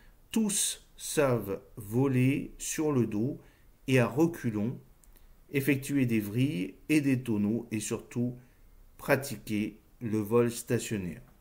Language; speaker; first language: French; native; French